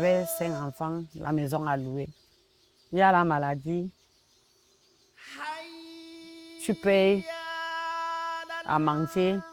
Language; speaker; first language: French; non-native, local second language; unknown